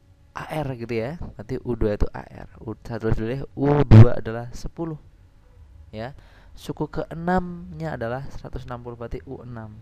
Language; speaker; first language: Indonesian; native; Indonesian